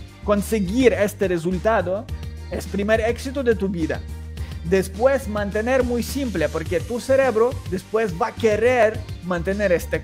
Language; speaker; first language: Spanish; non-native, learner; Ukrainian